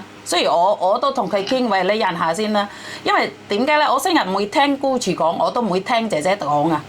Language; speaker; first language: Cantonese; non-native, fluent; Javanese